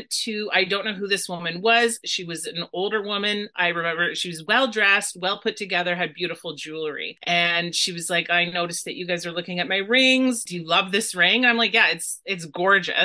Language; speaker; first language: English; native; English